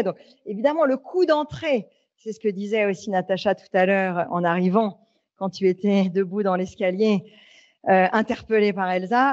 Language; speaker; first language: French; native; French